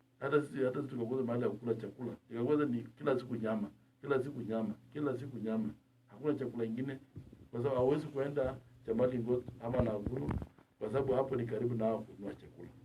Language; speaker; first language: Swahili; non-native, local second language; Turkmen